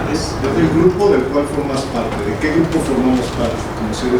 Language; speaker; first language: Spanish; native; Spanish